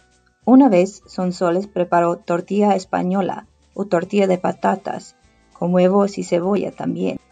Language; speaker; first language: Spanish; non-native, fluent; English